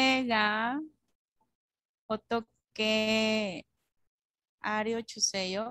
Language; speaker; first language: Korean; non-native, learner; Spanish